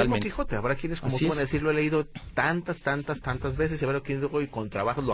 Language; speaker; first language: Spanish; native; Spanish